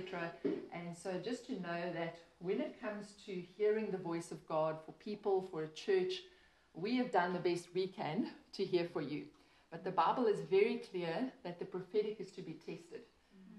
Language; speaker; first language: English; native; English